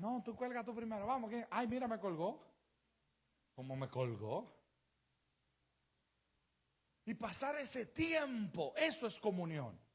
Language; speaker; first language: Spanish; native; Spanish